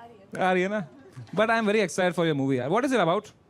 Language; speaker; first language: Hindi; native; Hindi